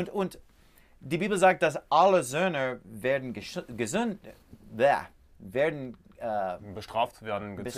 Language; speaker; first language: German; non-native, learner; English